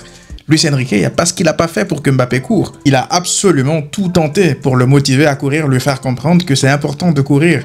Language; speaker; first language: French; native; French